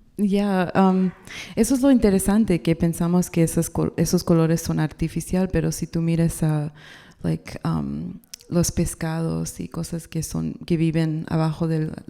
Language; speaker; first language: Spanish; non-native, learner; English